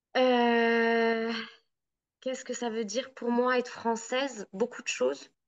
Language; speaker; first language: French; native; French